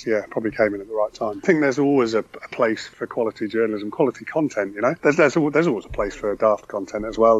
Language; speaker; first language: English; native; English